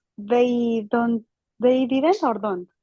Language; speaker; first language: English; non-native, learner; Spanish